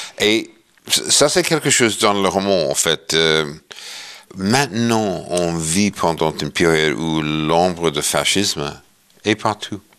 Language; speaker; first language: French; non-native, fluent; English